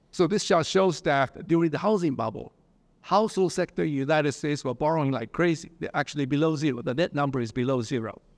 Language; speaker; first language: English; early bilingual, other home language; Japanese